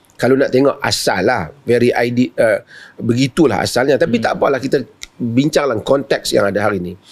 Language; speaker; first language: Malay; native; Malay